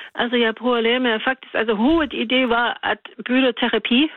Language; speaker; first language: Danish; non-native, learner; German